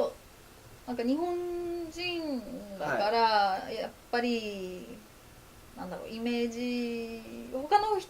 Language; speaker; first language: Japanese; non-native, fluent; Polish